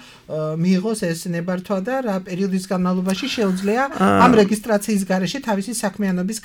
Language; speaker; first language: Georgian; native; Georgian